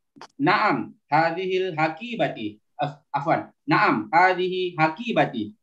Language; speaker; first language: Arabic; non-native, learner; Indonesian